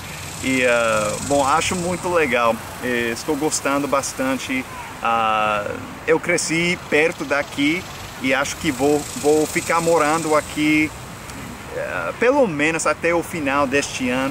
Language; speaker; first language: Portuguese; non-native, fluent; English